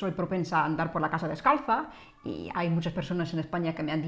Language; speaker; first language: Spanish; non-native, fluent; English